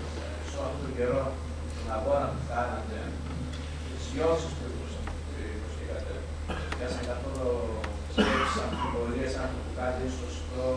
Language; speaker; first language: Greek; native; Greek